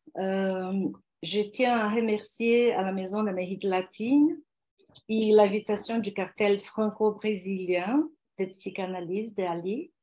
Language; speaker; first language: French; non-native, learner; Portuguese